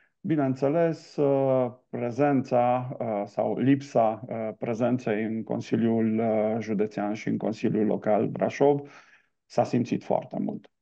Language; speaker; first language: Romanian; non-native, local second language; Hungarian